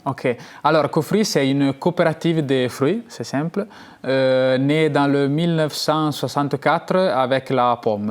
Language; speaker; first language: French; non-native, local second language; Italian